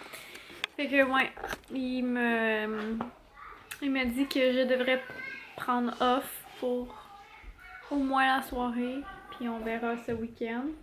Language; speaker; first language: French; native; French